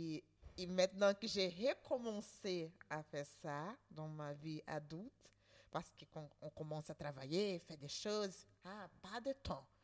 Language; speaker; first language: French; non-native, learner; Portuguese